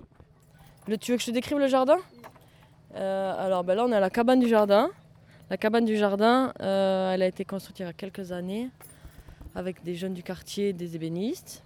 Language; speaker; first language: French; native; French